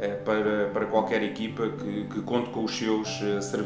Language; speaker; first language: Portuguese; native; Portuguese